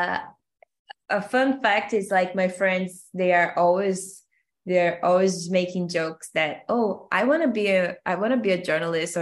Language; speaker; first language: English; non-native, fluent; Portuguese